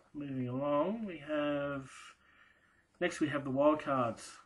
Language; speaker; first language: English; native; English